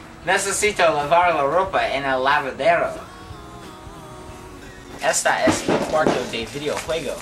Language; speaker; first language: Spanish; non-native, learner; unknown